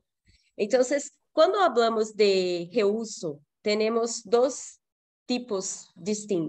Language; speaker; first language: Spanish; non-native, fluent; Portuguese